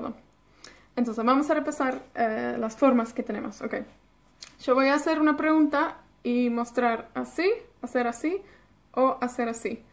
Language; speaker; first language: Spanish; non-native, fluent; Welsh